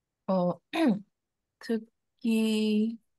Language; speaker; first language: Korean; non-native, learner; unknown